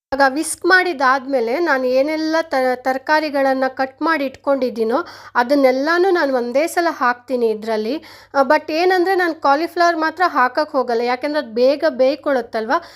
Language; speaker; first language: Kannada; non-native, local second language; Konkani